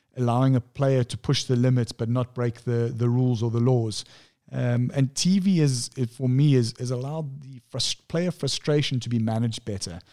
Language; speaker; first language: English; native; English